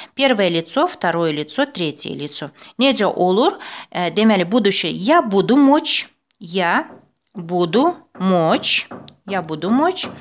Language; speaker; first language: Russian; non-native, local second language; Azerbaijani